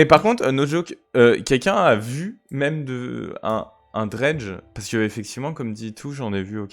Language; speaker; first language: French; native; French